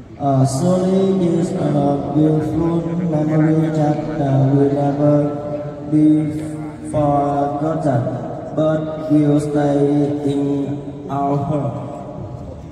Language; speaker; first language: English; non-native, learner; Vietnamese